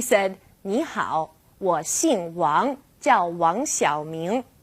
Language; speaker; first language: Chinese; non-native, fluent; English